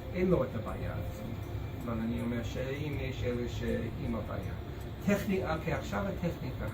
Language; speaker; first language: Hebrew; non-native, fluent; English